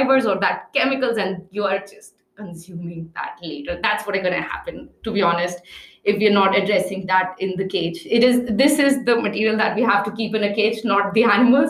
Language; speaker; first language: English; non-native, local second language; Hindi